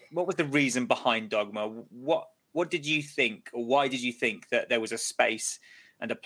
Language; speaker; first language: English; native; English